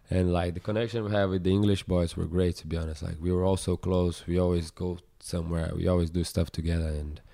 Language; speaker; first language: English; non-native, fluent; Portuguese